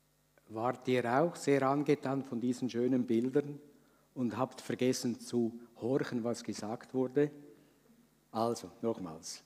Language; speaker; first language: German; native; German